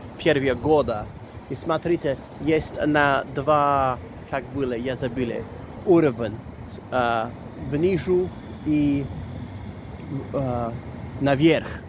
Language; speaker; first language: Russian; non-native, learner; English